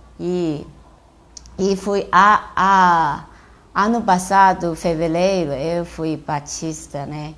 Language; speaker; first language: Portuguese; non-native, learner; Chinese